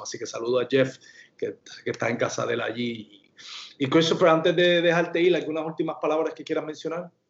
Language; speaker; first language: Spanish; native; Spanish